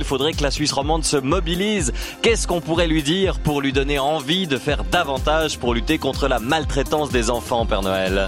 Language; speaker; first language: French; native; French